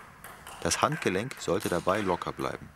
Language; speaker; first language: German; native; German